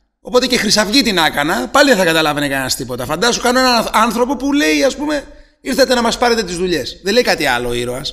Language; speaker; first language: Greek; native; Greek